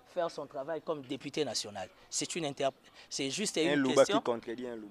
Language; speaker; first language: French; non-native, local second language; Lingala